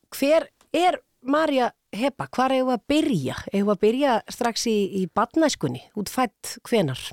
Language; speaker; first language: Icelandic; native; Icelandic